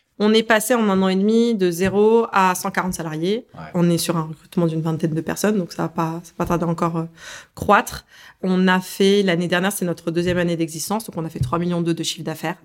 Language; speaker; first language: French; early bilingual, other home language; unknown